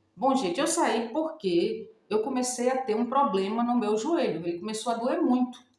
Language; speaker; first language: Portuguese; native; Portuguese